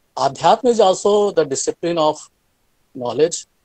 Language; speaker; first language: English; non-native, local second language; Hindi